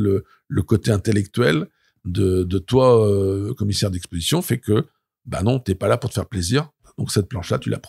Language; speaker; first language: French; native; French